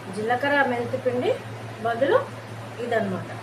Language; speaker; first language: Telugu; native; Telugu